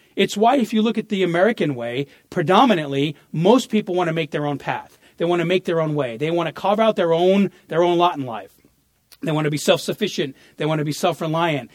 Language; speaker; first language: English; early bilingual, other home language; Italian